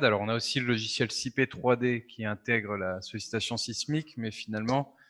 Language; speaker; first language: French; native; French